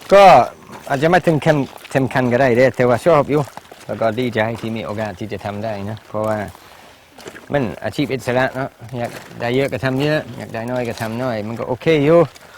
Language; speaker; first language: Thai; non-native, fluent; English